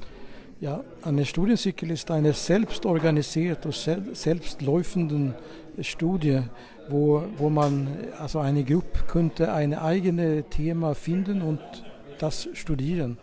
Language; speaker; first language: German; non-native, fluent; Swedish